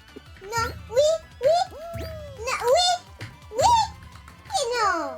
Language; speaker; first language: French; native; French